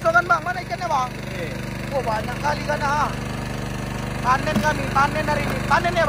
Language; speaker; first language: Indonesian; native; Indonesian